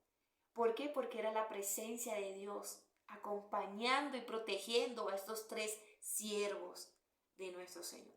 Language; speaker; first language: Spanish; native; Spanish